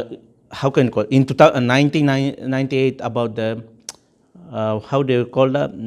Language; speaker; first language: English; non-native, fluent; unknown